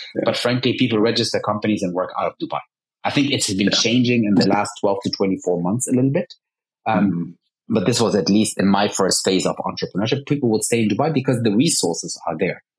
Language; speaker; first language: English; early bilingual, heritage; Arabic